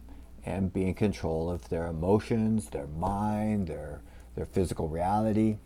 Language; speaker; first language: English; native; English